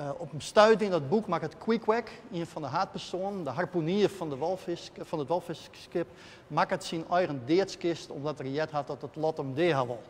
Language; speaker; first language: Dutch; non-native, local second language; Western Frisian